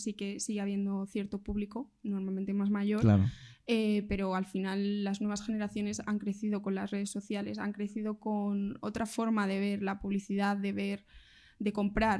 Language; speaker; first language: Spanish; native; Spanish